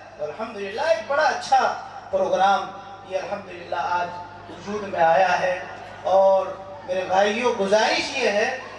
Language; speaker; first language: Urdu; native; Urdu